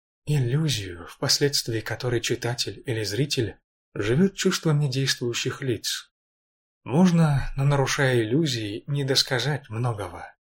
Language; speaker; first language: Russian; native; Russian